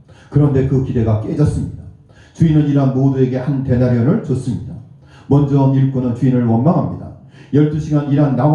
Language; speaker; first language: Korean; native; Korean